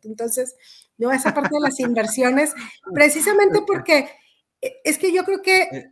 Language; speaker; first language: Spanish; native; Spanish